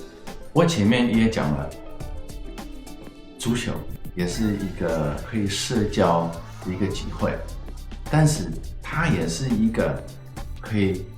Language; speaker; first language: Chinese; non-native, fluent; Dutch